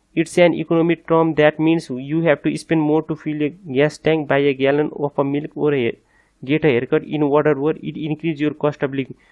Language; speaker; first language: English; non-native, local second language; Nepali